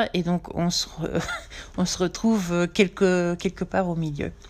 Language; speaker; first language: French; non-native, fluent; English